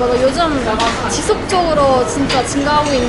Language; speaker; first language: Korean; non-native, fluent; Turkish